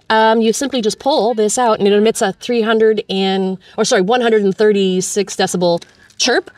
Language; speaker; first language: English; native; English